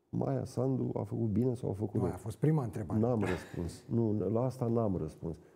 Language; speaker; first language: Romanian; native; Romanian